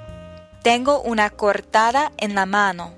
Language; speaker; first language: Spanish; non-native, fluent; English